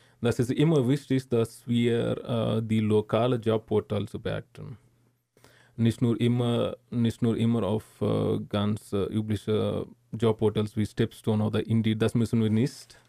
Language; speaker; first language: German; non-native, learner; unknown